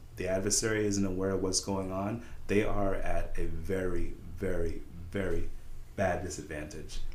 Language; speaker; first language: English; native; English